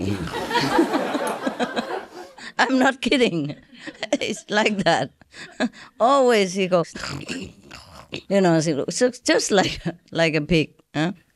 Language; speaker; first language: English; non-native, fluent; Vietnamese